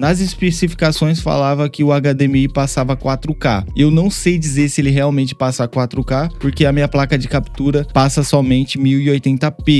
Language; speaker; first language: Portuguese; native; Portuguese